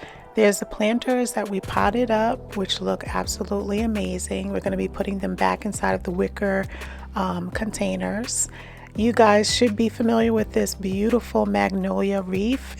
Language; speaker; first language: English; native; English